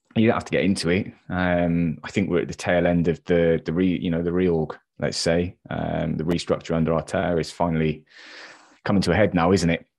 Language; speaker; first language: English; native; English